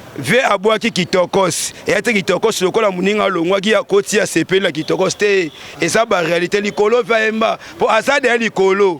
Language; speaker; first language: Lingala; native; Lingala